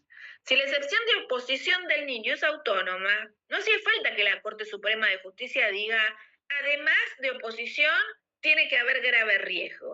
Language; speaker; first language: Spanish; native; Spanish